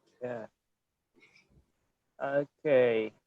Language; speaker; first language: English; non-native, learner; Indonesian